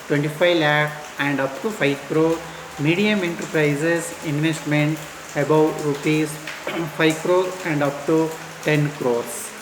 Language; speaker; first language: English; non-native, local second language; Kannada